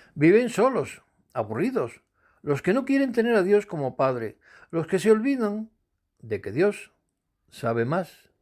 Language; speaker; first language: Spanish; native; Spanish